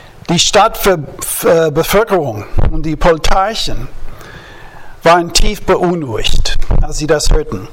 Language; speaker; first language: German; non-native, fluent; English